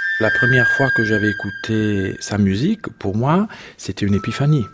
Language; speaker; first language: French; non-native, fluent; Italian